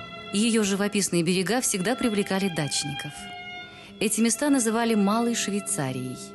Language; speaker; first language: Russian; native; Russian